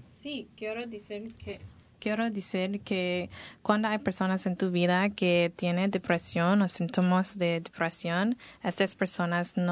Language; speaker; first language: Spanish; non-native, learner; English